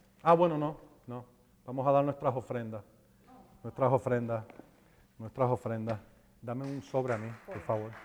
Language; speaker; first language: Spanish; early bilingual, heritage; Spanish